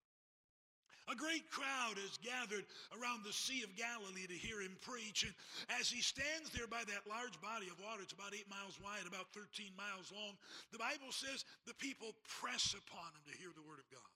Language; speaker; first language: English; native; English